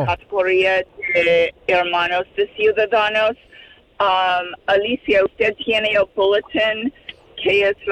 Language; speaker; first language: Spanish; non-native, fluent; English